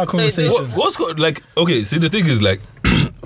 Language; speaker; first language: English; non-native, local second language; Yoruba